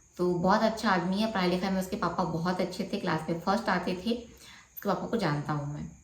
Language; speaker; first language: Hindi; non-native, local second language; Bangla